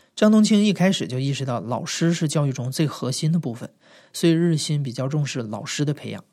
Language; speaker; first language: Chinese; native; Chinese